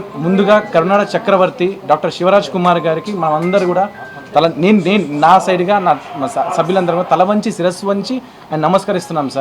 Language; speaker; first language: Telugu; native; Telugu